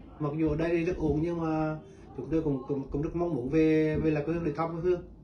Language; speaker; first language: Vietnamese; native; Vietnamese